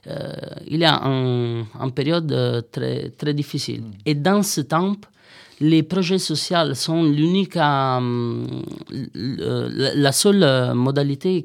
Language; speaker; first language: French; non-native, learner; Italian